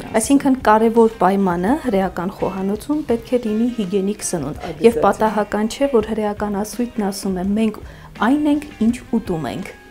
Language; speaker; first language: Armenian; native; Armenian